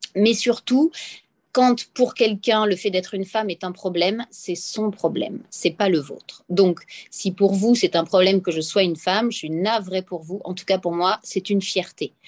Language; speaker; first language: French; native; French